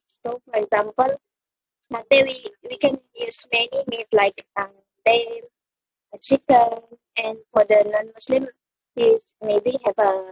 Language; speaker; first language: English; non-native, local second language; Malay